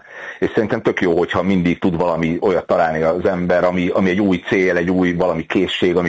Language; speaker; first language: Hungarian; native; Hungarian